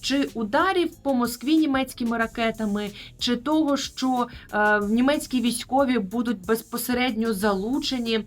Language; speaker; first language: Ukrainian; native; Ukrainian